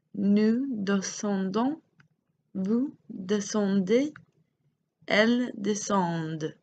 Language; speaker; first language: French; non-native, fluent; English